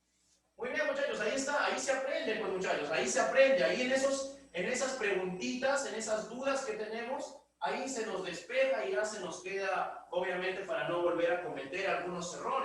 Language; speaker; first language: Spanish; native; Spanish